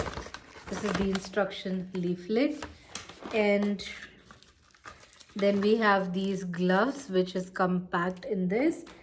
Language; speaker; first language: English; non-native, local second language; Hindi